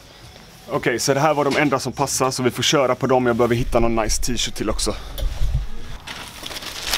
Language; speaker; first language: Swedish; native; Swedish